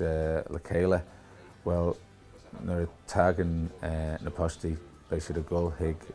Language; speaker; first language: Irish; non-native, learner; English